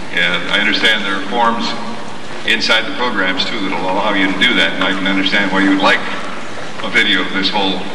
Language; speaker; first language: English; native; English